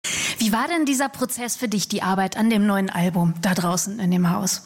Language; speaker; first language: German; native; German